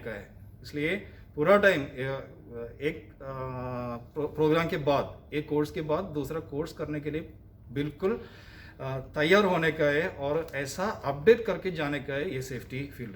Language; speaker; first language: Hindi; non-native, local second language; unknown